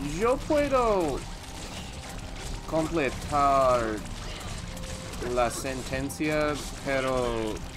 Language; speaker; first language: Spanish; non-native, learner; English